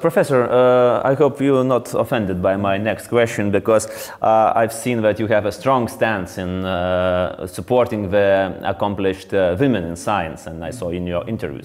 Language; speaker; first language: English; non-native, fluent; Lithuanian